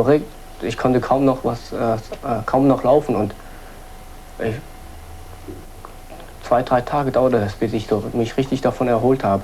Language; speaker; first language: German; early bilingual, other home language; Korean